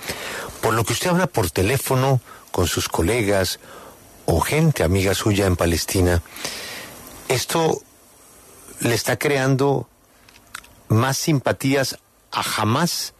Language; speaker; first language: Spanish; native; Spanish